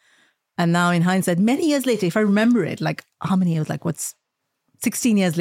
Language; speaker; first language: English; non-native, local second language; Malayalam